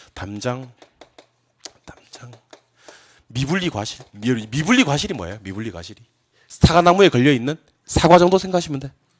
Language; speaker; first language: Korean; native; Korean